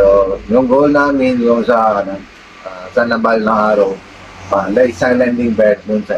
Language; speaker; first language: Filipino; non-native, learner; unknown